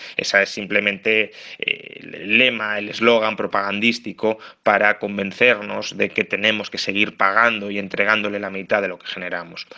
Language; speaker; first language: Spanish; native; Spanish